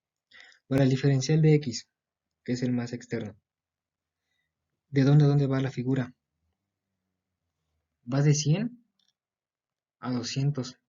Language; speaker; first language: Spanish; native; Spanish